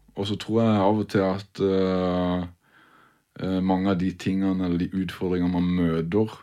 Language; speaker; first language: Norwegian; native; Norwegian